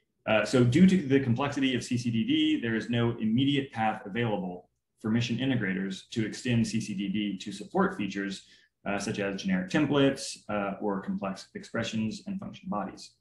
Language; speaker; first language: English; native; English